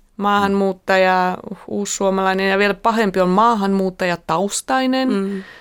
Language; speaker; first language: Finnish; non-native, fluent; Slovak